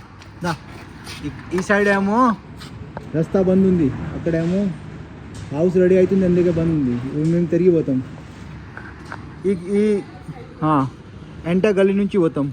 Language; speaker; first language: Telugu; non-native, learner; Hindi